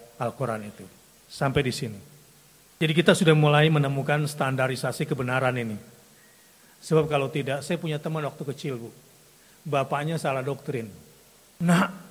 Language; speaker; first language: Indonesian; native; Indonesian